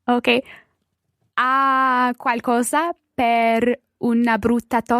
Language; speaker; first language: Italian; non-native, learner; English